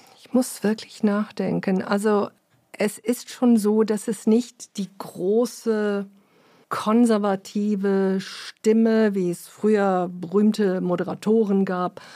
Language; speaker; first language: German; early bilingual, other home language; English